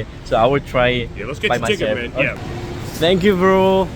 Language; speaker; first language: English; non-native, learner; Korean